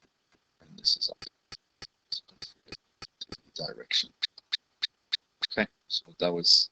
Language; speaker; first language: English; native; English